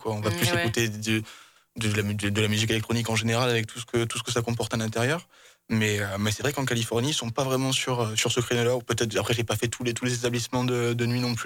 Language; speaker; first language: French; native; French